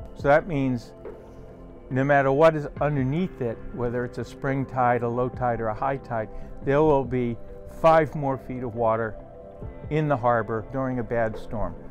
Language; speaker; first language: English; native; English